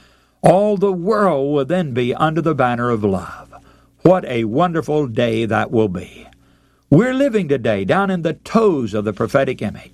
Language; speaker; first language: English; native; English